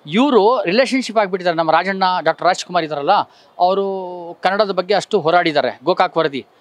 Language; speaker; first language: Kannada; non-native, local second language; Urdu